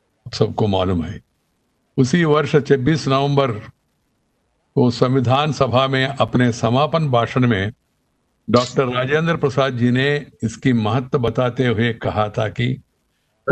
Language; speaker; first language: Hindi; non-native, local second language; Telugu